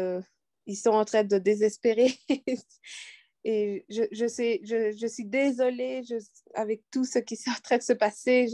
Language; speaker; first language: French; non-native, fluent; Quechua